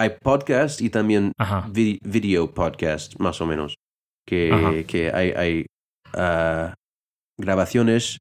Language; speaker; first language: Spanish; non-native, fluent; English